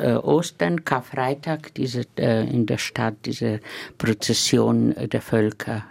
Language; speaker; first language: German; non-native, fluent; Slovenian